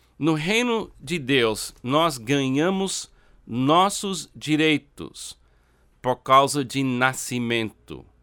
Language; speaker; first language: Portuguese; non-native, fluent; English